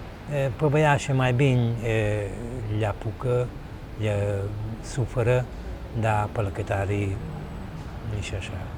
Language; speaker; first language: Romanian; early bilingual, heritage; Romanian